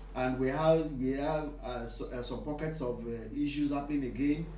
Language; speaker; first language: English; non-native, local second language; Yoruba